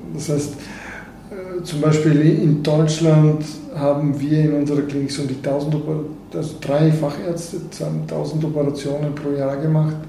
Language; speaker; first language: German; non-native, fluent; Bulgarian